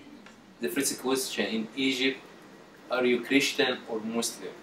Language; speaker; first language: English; non-native, learner; Arabic